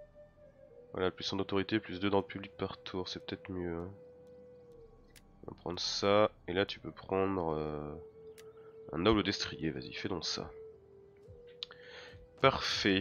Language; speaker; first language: French; native; French